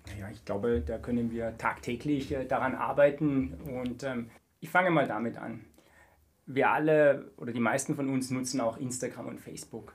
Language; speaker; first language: German; native; German